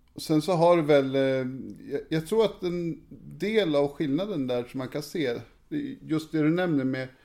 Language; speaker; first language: Swedish; native; Swedish